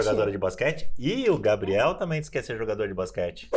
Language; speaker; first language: Portuguese; native; Portuguese